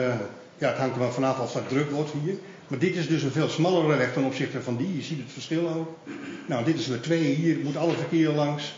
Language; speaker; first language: Dutch; native; Dutch